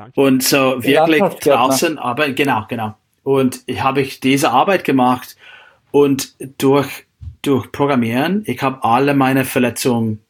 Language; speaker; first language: German; non-native, fluent; English